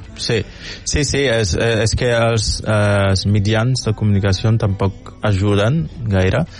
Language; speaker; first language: Catalan; non-native, fluent; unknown